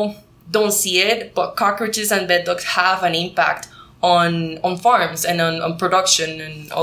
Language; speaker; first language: English; non-native, fluent; Spanish